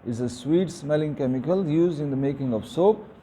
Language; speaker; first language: English; non-native, local second language; Urdu